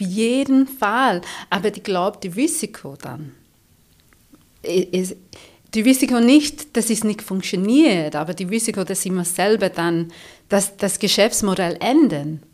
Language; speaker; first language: German; non-native, fluent; English